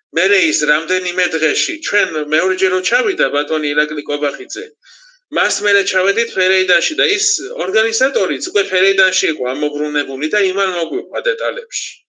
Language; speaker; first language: Georgian; native; Georgian